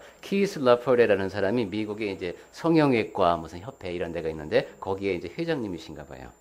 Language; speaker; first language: Korean; native; Korean